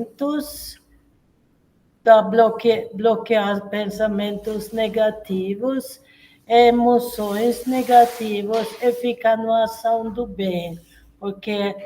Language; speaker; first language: Portuguese; non-native, fluent; Swedish